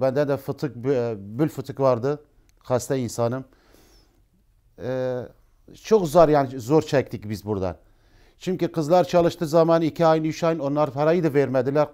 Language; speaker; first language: Turkish; non-native, learner; Arabic